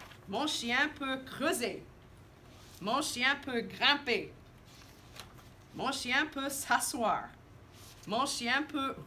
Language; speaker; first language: French; non-native, fluent; English